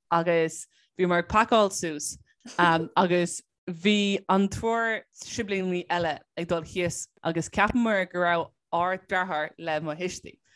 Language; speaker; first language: Irish; non-native, local second language; English